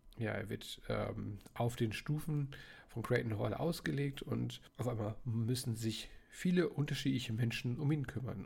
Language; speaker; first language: German; native; German